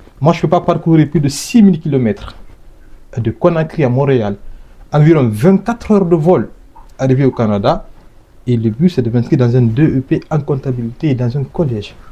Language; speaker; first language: French; non-native, local second language; Fula